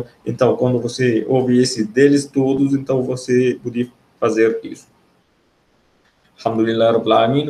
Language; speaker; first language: Portuguese; non-native, fluent; Arabic